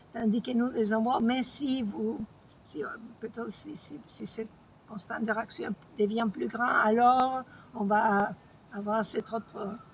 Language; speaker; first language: French; non-native, fluent; Spanish